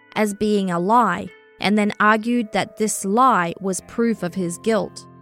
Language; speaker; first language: English; native; English